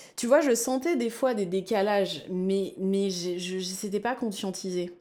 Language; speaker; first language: French; native; French